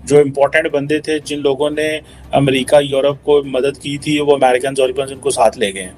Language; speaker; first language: Hindi; non-native, local second language; Punjabi